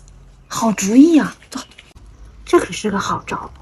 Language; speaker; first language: Chinese; native; Chinese